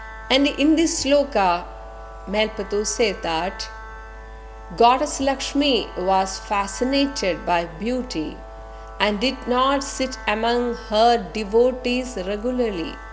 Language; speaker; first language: English; non-native, local second language; Malayalam